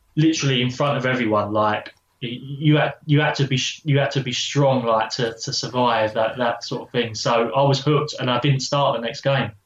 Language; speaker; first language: English; native; English